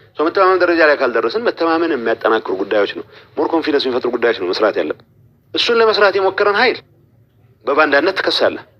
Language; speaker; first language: Amharic; non-native, local second language; Tigrinya